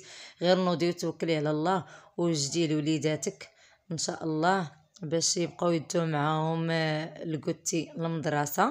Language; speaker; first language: Arabic; native; Arabic